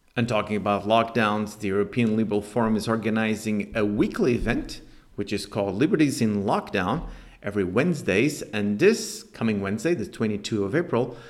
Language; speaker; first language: English; non-native, fluent; Spanish